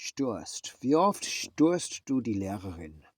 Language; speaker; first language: German; non-native, learner; English